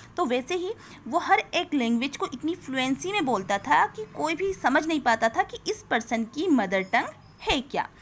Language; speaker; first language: Hindi; native; Hindi